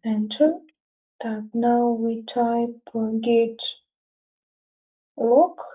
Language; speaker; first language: English; non-native, learner; Russian